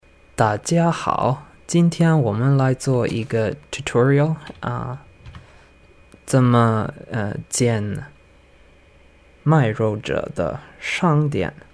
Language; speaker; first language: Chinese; non-native, learner; English